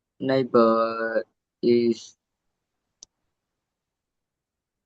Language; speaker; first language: English; non-native, learner; Vietnamese